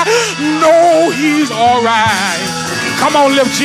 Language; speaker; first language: English; native; English